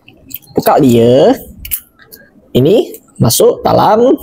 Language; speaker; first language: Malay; non-native, local second language; Chinese